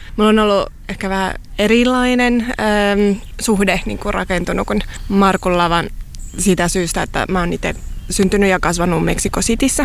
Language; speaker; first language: Finnish; early bilingual, heritage; Finnish